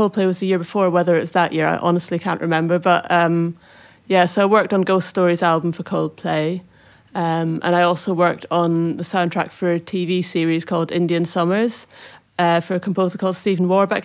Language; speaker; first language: English; native; English